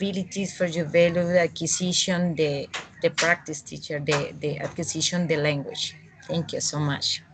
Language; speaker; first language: English; non-native, learner; Spanish